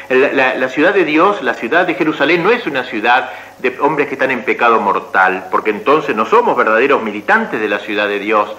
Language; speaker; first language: Spanish; native; Spanish